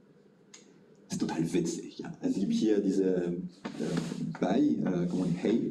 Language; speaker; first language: German; non-native, fluent; French